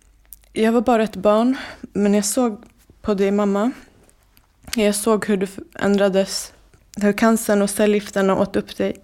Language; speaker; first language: Swedish; early bilingual, other home language; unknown